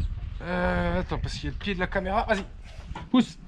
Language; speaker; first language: French; native; French